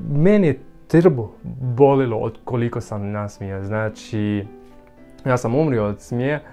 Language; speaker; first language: Serbian; non-native, fluent; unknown